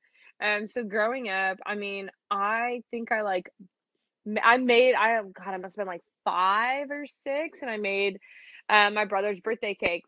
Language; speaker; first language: English; native; English